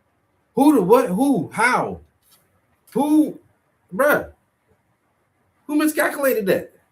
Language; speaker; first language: English; native; English